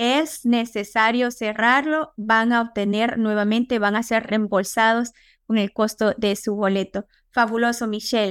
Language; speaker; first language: Spanish; native; Spanish